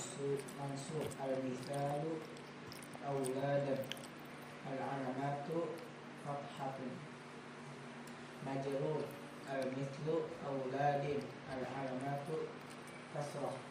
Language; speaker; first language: Arabic; non-native, learner; Indonesian